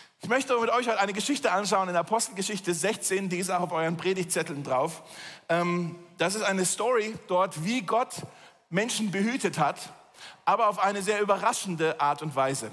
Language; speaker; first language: German; native; German